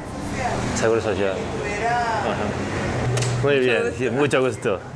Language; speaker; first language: Spanish; non-native, learner; Korean